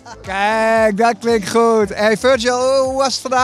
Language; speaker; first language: Dutch; native; Dutch